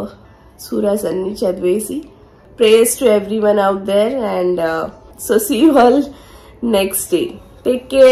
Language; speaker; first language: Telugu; native; Telugu